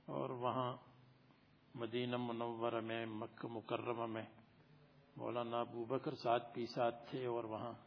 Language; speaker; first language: Urdu; native; Urdu